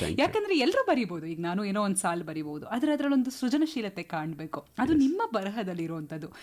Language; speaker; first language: Kannada; native; Kannada